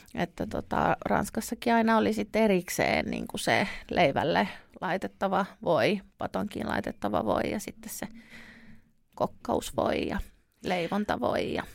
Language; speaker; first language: Finnish; early bilingual, other home language; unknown